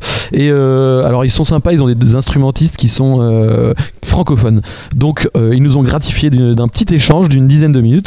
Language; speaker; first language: French; native; French